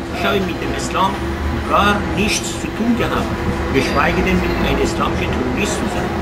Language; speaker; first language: German; non-native, fluent; Persian